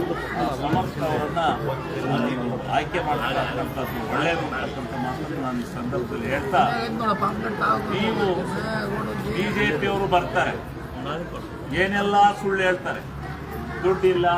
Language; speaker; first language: Kannada; native; Kannada